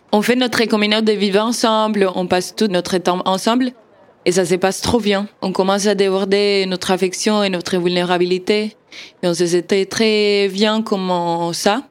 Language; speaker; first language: French; non-native, fluent; Spanish